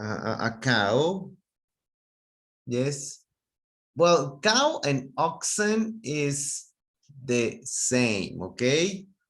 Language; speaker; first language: English; non-native, fluent; Spanish